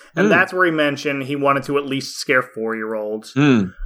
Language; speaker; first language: English; native; English